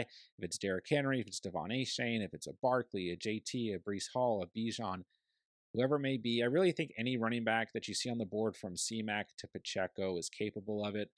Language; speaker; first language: English; native; English